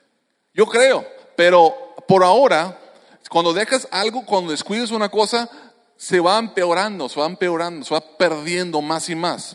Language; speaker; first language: Spanish; native; Spanish